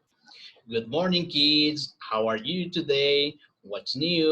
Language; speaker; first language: English; non-native, fluent; Spanish